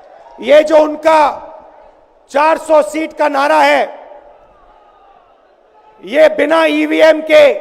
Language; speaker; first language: Hindi; native; Hindi